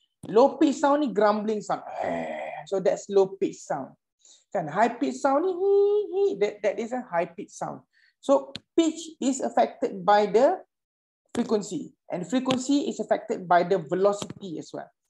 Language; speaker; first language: English; non-native, local second language; Malay